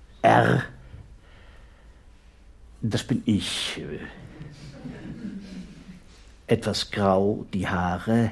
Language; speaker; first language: German; native; German